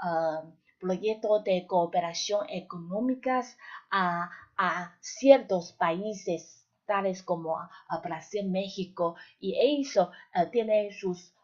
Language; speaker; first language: Spanish; non-native, fluent; Chinese